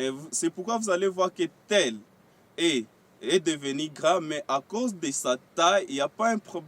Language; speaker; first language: French; non-native, local second language; Swahili